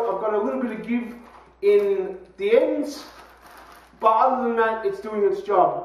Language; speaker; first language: English; native; English